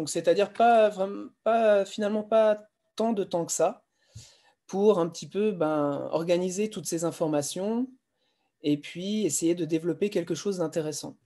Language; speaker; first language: French; native; French